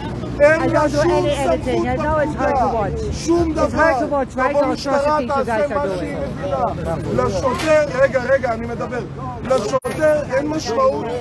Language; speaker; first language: Hebrew; native; Hebrew